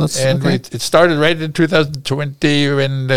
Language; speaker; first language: English; non-native, fluent; German